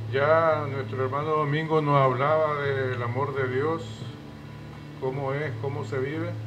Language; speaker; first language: Spanish; native; Spanish